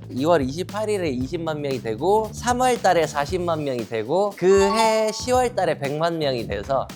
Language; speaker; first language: Korean; native; Korean